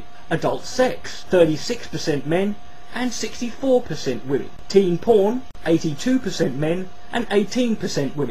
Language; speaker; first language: English; native; English